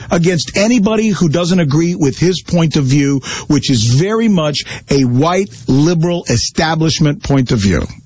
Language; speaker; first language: English; early bilingual, other home language; Spanish